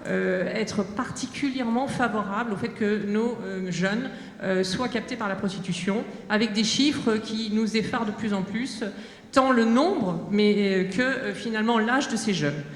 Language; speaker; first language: French; native; French